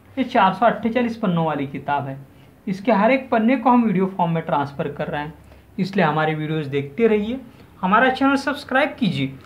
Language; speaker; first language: Hindi; non-native, local second language; Marathi